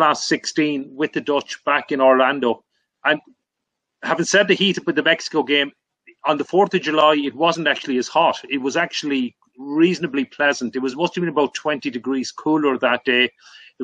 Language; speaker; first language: English; native; English